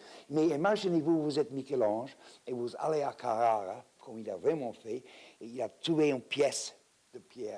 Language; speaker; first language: French; non-native, fluent; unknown